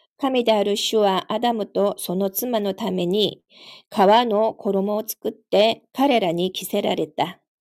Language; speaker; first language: Japanese; non-native, fluent; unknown